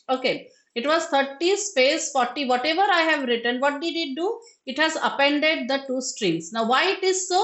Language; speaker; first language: English; non-native, local second language; Hindi